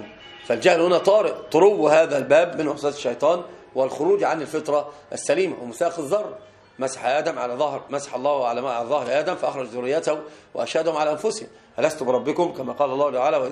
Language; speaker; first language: Arabic; native; Arabic